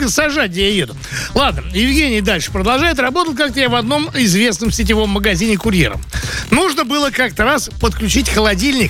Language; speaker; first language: Russian; native; Russian